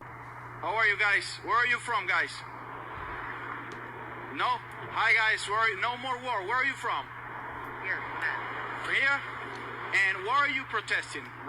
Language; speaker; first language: English; non-native, fluent; Spanish